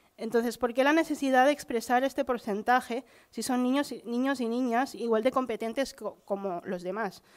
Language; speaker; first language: Spanish; early bilingual, other home language; Filipino